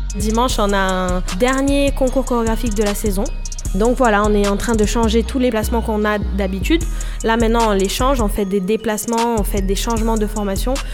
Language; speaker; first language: French; non-native, fluent; Portuguese